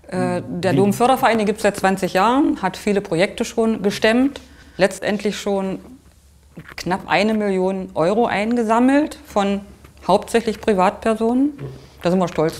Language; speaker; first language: German; native; German